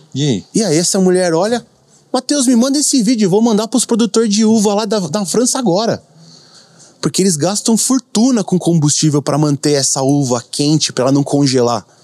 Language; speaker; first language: Portuguese; native; Portuguese